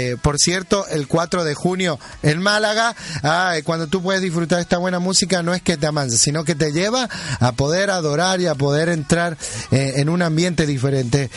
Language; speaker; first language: Spanish; native; Spanish